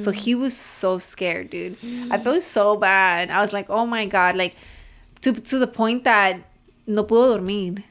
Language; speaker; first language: English; early bilingual, other home language; Spanish